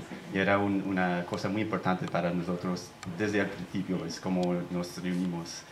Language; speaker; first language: Spanish; non-native, fluent; English